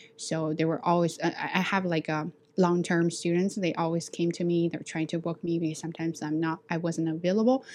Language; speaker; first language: English; non-native, fluent; Chinese